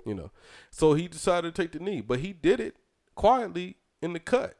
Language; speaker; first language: English; native; English